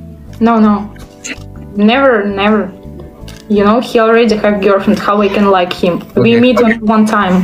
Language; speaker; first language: English; non-native, learner; Russian